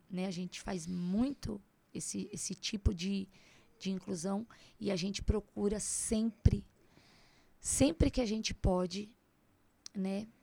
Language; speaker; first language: Portuguese; native; Portuguese